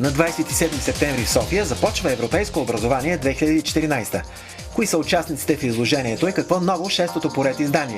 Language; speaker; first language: Bulgarian; native; Bulgarian